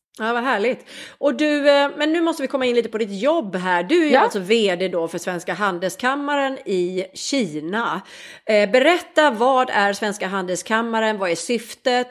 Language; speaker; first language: Swedish; native; Swedish